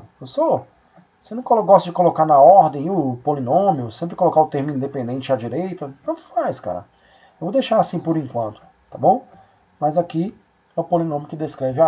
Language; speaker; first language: Portuguese; native; Portuguese